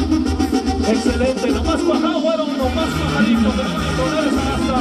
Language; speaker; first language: Spanish; native; Spanish